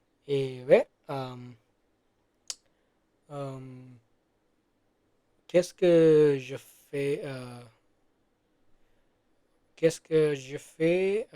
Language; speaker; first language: French; non-native, learner; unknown